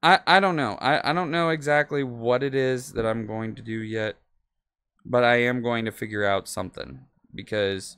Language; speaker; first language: English; native; English